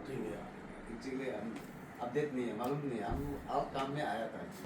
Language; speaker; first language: Hindi; non-native, local second language; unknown